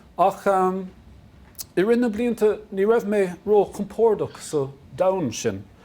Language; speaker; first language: Irish; non-native, local second language; English